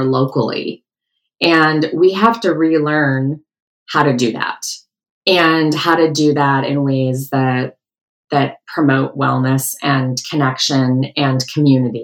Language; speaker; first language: English; native; English